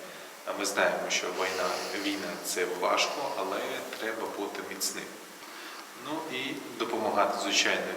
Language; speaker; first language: Ukrainian; non-native, local second language; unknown